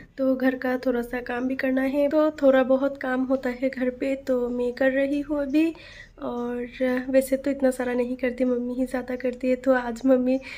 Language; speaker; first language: Hindi; non-native, local second language; Assamese